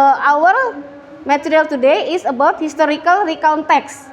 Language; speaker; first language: English; non-native, fluent; Indonesian